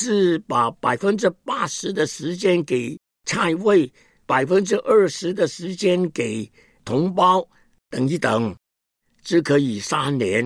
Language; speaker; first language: Chinese; non-native, local second language; Cantonese